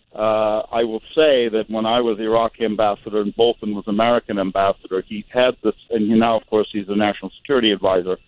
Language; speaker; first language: English; non-native, fluent; Arabic